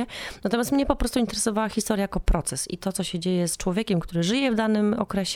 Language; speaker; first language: Polish; native; Polish